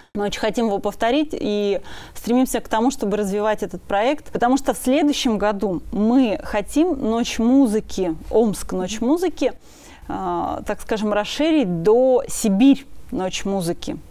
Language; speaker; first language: Russian; native; Russian